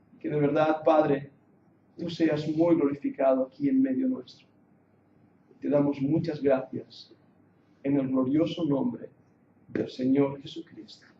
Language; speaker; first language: Spanish; non-native, fluent; English